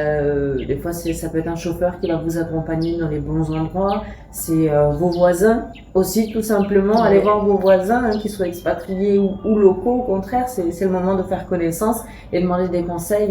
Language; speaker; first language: French; native; French